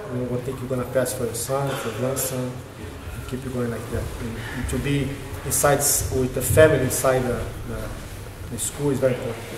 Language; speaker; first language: English; non-native, learner; Portuguese